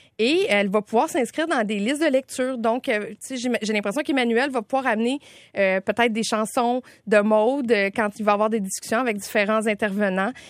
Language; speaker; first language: French; native; French